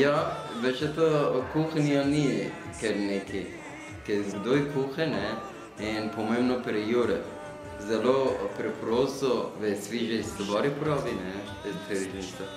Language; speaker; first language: Slovenian; non-native, learner; Persian